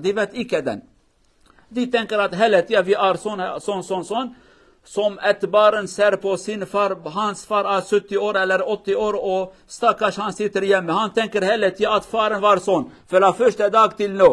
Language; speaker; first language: Norwegian; non-native, learner; Kurdish